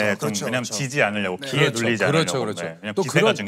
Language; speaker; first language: Korean; native; Korean